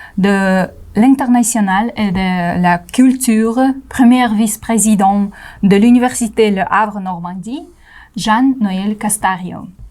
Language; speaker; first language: French; non-native, learner; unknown